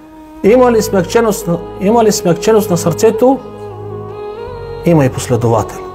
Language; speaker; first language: Bulgarian; non-native, local second language; Turkish